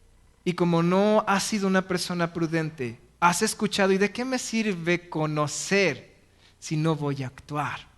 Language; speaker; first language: Spanish; native; Spanish